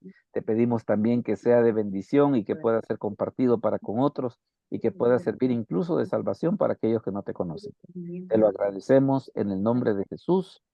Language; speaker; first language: Spanish; native; Spanish